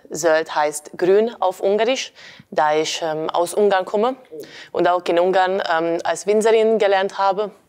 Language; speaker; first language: German; non-native, fluent; Hungarian